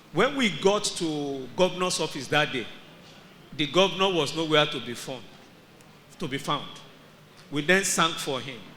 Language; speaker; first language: English; non-native, local second language; Yoruba